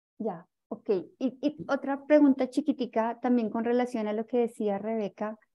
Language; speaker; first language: Spanish; native; Spanish